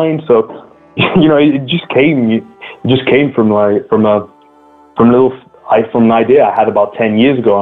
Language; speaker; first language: English; native; English